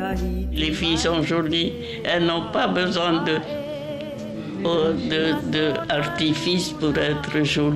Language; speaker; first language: French; non-native, local second language; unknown